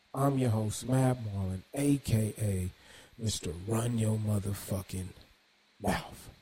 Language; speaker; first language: English; native; English